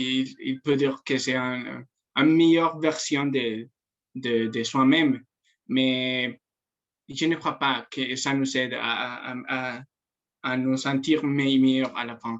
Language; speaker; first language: French; non-native, fluent; Spanish